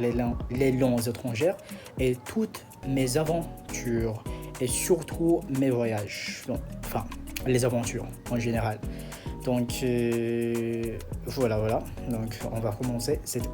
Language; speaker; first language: French; non-native, fluent; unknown